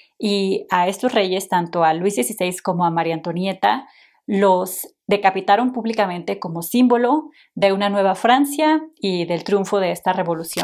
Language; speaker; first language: Spanish; native; Spanish